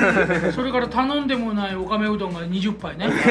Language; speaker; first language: Japanese; native; Japanese